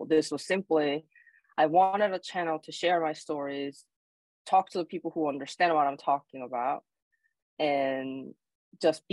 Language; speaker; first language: English; non-native, fluent; Korean